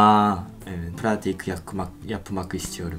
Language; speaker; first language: Turkish; non-native, learner; Japanese